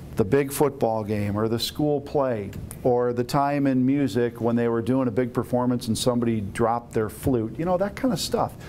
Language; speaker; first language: English; native; English